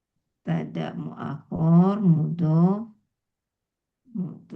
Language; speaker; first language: Arabic; non-native, learner; Indonesian